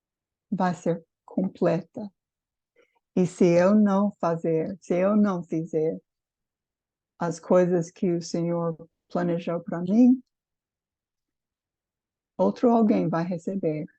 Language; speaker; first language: Portuguese; non-native, fluent; English